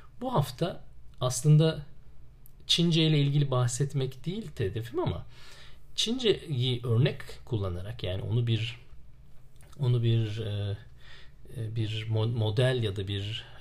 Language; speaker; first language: Turkish; native; Turkish